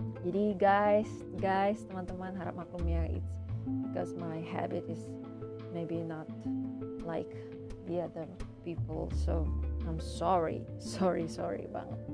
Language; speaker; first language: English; non-native, learner; Indonesian